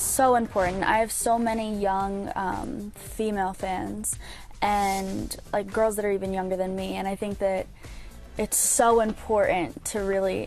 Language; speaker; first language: English; native; English